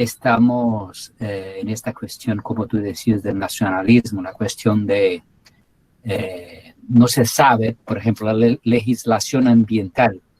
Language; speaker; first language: Spanish; non-native, fluent; Portuguese